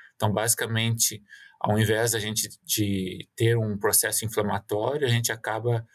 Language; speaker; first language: Portuguese; native; Portuguese